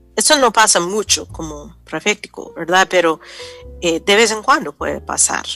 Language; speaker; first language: Spanish; non-native, fluent; English